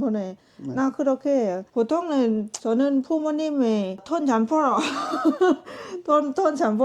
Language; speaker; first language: Korean; non-native, learner; Lao